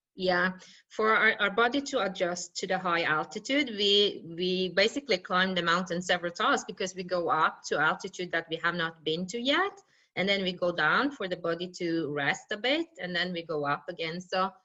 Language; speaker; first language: English; non-native, fluent; Norwegian